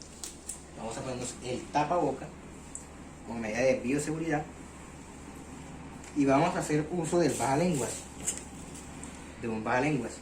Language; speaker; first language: Spanish; native; Spanish